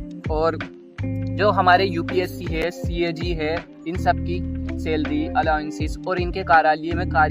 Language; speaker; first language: Hindi; native; Hindi